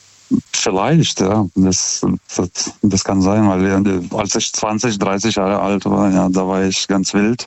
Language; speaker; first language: German; non-native, fluent; Lithuanian